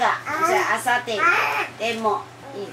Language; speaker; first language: Japanese; non-native, learner; Chinese